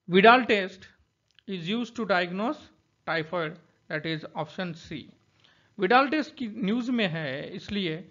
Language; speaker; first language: Hindi; non-native, local second language; Marathi